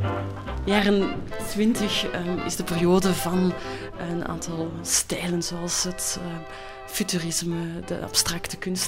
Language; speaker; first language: Dutch; native; Dutch